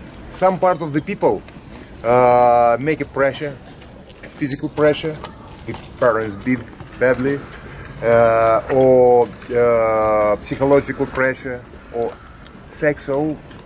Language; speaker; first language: English; non-native, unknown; Ukrainian